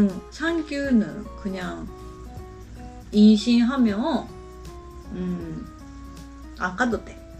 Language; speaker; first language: Korean; non-native, learner; Japanese